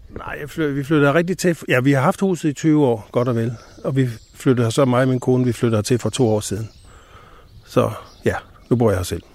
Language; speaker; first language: Danish; native; Danish